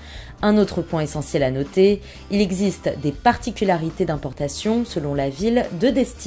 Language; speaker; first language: French; native; French